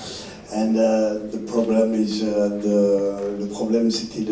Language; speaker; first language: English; non-native, learner; French